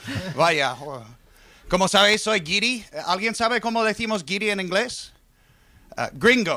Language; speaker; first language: Spanish; non-native, fluent; English